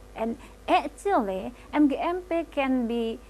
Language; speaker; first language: English; non-native, local second language; Indonesian